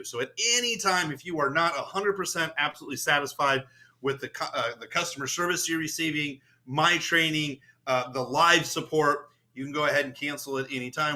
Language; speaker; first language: English; native; English